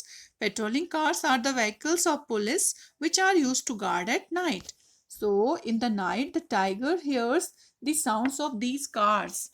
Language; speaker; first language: English; non-native, local second language; Hindi